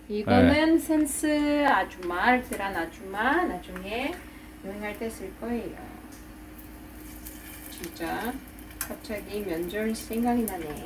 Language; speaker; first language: Korean; non-native, fluent; Russian